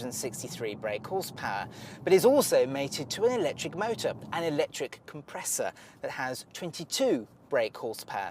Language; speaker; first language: English; native; English